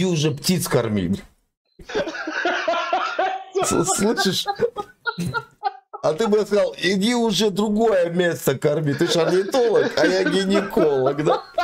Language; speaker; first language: Russian; native; Russian